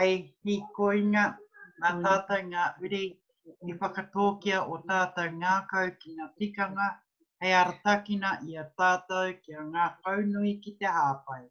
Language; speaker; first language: Māori; non-native, fluent; English